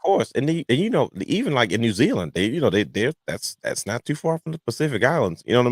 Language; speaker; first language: English; native; English